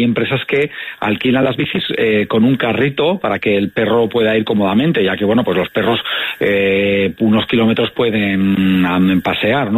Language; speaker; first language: Spanish; native; Spanish